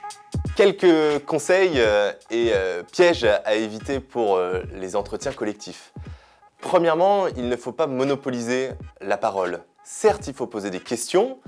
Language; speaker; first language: French; native; French